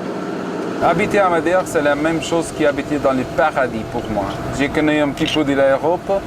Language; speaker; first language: French; non-native, fluent; Portuguese